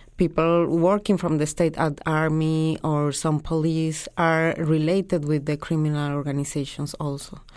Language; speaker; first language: English; non-native, fluent; Spanish